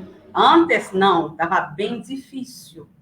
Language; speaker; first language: Portuguese; non-native, learner; Haitian Creole